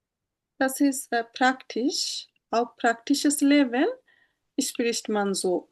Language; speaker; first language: German; non-native, fluent; Bangla